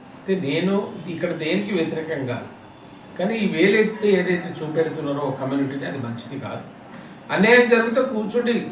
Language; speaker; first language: Telugu; non-native, local second language; Lambadi